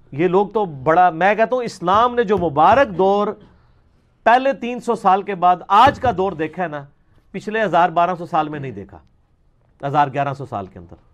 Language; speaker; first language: Urdu; non-native, local second language; Punjabi